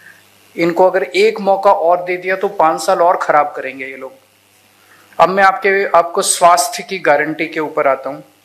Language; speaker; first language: Hindi; native; Hindi